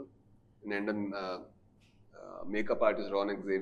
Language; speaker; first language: Malayalam; non-native, learner; Kannada